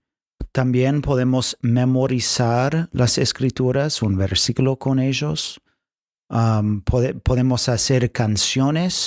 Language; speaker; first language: Spanish; non-native, fluent; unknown